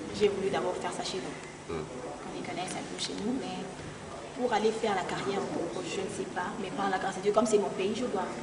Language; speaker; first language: French; non-native, local second language; Swahili